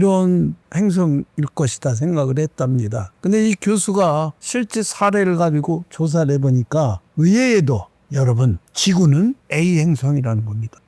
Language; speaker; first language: Korean; native; Korean